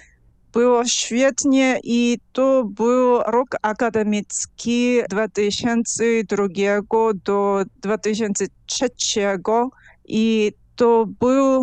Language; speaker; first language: Polish; non-native, fluent; Korean